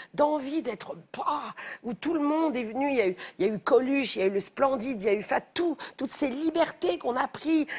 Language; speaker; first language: French; native; French